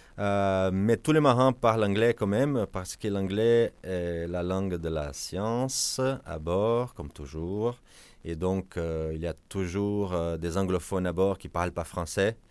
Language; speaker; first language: French; non-native, fluent; Portuguese